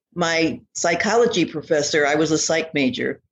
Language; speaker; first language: English; native; English